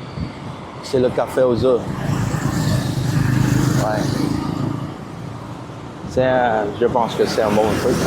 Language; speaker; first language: French; non-native, fluent; Vietnamese